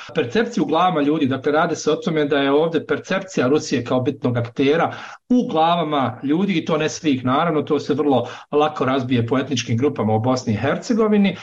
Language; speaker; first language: Croatian; native; Croatian